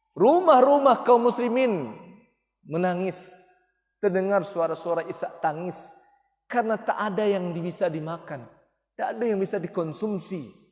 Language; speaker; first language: Malay; non-native, local second language; Minangkabau